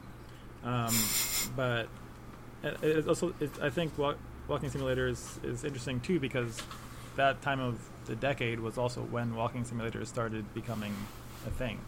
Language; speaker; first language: English; native; English